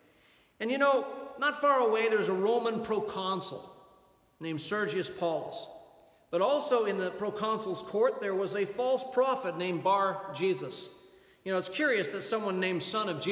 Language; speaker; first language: English; native; English